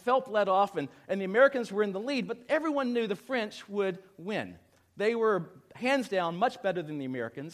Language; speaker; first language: English; native; English